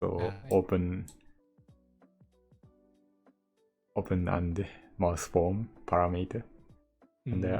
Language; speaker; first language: English; non-native, learner; Japanese